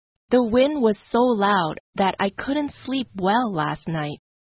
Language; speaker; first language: English; non-native, fluent; Chinese